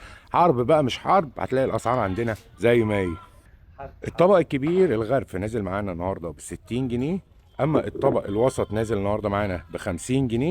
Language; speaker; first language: Arabic; native; Arabic